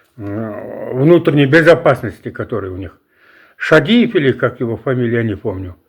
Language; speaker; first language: Russian; non-native, local second language; Kazakh